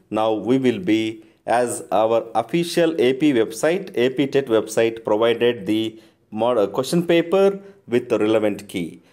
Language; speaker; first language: English; non-native, local second language; Telugu